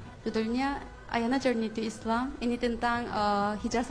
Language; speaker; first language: Indonesian; non-native, fluent; Korean